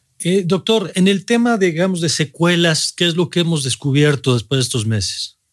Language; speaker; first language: Spanish; native; Spanish